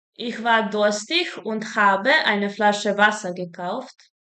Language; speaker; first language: German; non-native, fluent; Serbian